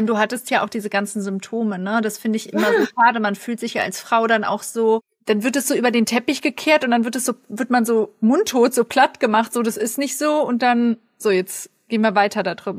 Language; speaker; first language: German; native; German